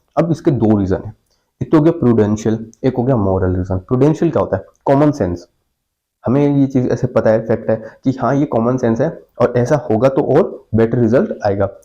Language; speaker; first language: Hindi; native; Hindi